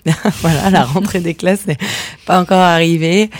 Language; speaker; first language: French; early bilingual, heritage; Spanish